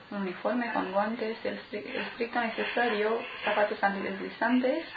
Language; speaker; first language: Spanish; non-native, fluent; Romanian